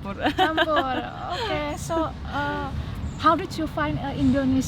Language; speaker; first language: English; non-native, learner; Indonesian